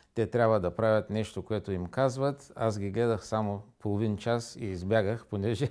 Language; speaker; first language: Bulgarian; native; Bulgarian